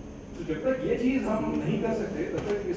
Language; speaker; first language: Hindi; native; Hindi